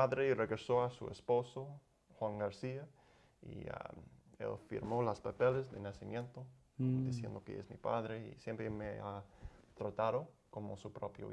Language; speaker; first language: Spanish; non-native, learner; English